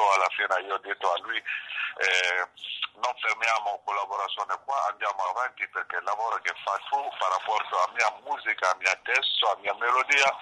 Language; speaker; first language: Italian; non-native, learner; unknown